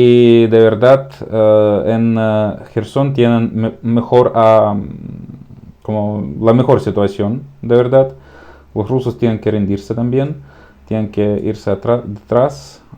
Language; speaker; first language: Spanish; non-native, fluent; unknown